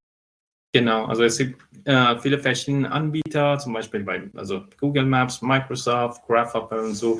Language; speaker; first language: German; non-native, fluent; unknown